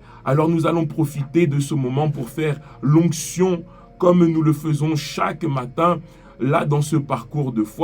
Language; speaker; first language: French; native; French